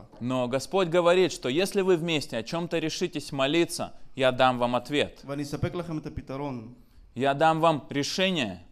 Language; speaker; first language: Russian; native; Russian